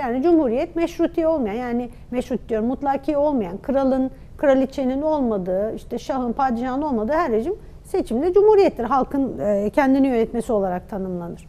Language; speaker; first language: Turkish; native; Turkish